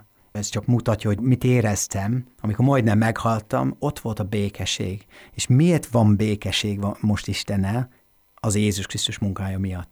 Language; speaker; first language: Hungarian; non-native, fluent; English